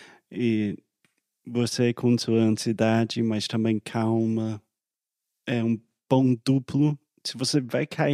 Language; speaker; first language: Portuguese; non-native, fluent; English